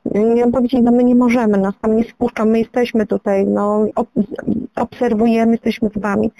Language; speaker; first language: Polish; native; Polish